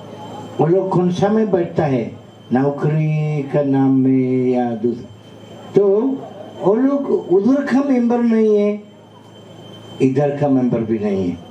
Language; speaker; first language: Hindi; non-native, local second language; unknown